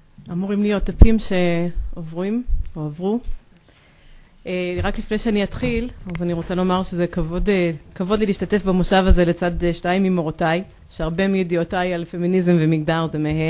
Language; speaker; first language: Hebrew; native; Hebrew